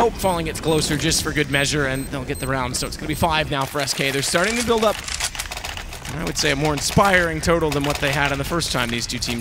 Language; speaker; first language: English; native; English